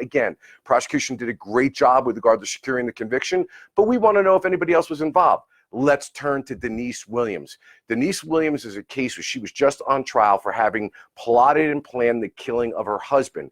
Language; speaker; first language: English; native; English